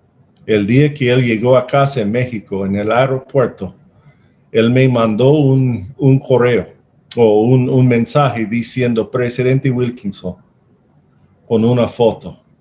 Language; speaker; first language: Spanish; non-native, fluent; English